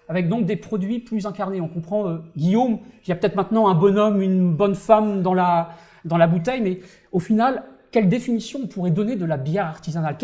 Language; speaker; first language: French; native; French